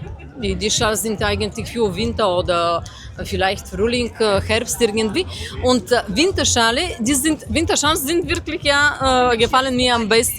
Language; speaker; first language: German; non-native, fluent; Bulgarian